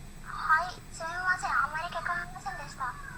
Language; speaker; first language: Japanese; non-native, learner; Indonesian